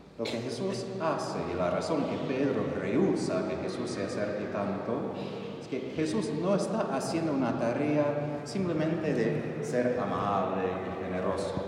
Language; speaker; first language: Spanish; non-native, fluent; English